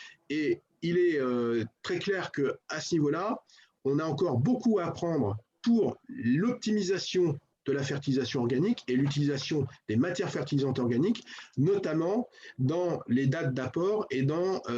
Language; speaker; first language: French; native; French